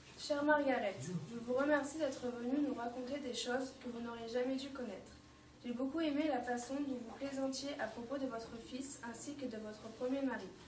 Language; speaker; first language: French; native; French